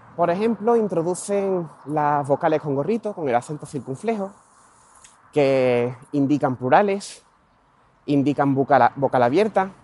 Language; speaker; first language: Spanish; native; Spanish